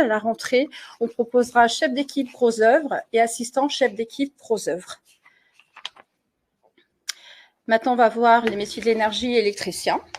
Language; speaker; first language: French; native; French